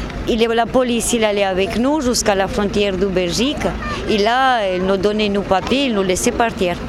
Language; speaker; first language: French; non-native, learner; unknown